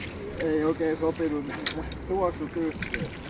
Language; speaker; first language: Finnish; native; Finnish